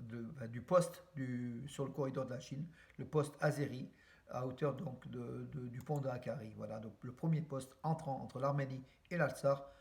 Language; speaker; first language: French; native; French